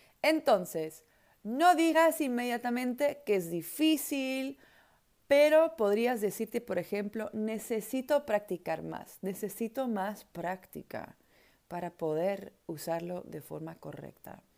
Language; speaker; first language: Spanish; non-native, fluent; Dutch